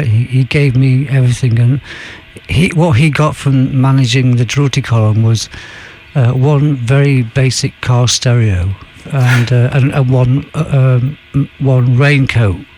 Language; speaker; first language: English; native; English